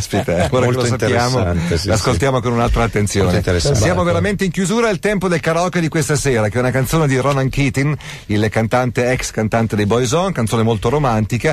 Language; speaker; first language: Italian; native; Italian